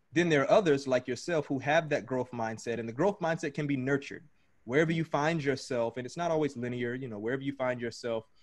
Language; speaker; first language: English; native; English